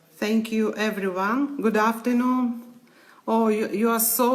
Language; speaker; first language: English; non-native, learner; Ukrainian